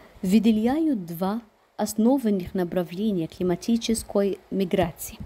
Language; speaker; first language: Russian; non-native, fluent; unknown